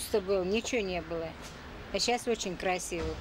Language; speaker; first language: Russian; native; Russian